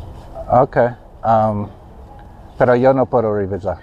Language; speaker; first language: Spanish; non-native, learner; English